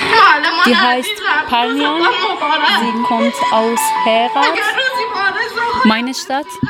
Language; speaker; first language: German; non-native, learner; Persian